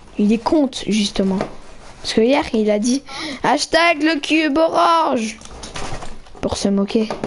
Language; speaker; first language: French; native; French